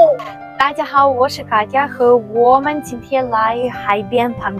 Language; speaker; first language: Chinese; non-native, learner; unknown